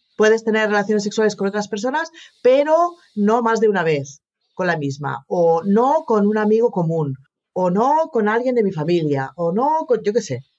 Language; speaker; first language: Spanish; native; Spanish